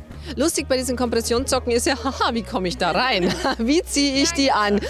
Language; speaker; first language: German; native; German